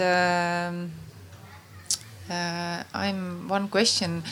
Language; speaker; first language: English; non-native, learner; Estonian